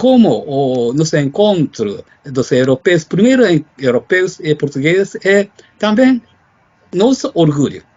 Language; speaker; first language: Portuguese; non-native, fluent; Japanese